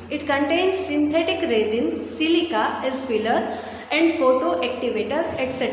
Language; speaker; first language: English; non-native, local second language; Gujarati